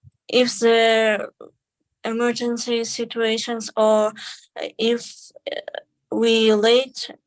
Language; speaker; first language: English; non-native, learner; Kazakh